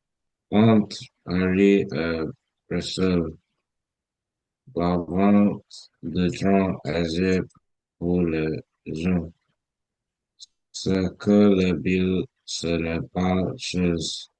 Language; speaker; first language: French; non-native, learner; English